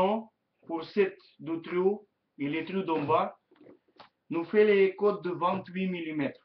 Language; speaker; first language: French; non-native, learner; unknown